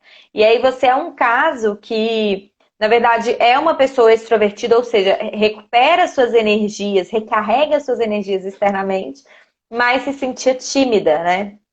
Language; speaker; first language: Portuguese; native; Portuguese